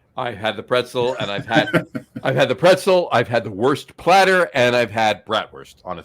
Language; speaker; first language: English; native; English